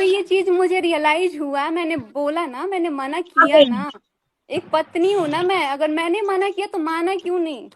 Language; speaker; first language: Hindi; native; Hindi